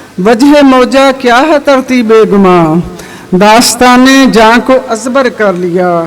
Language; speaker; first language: Urdu; non-native, local second language; Punjabi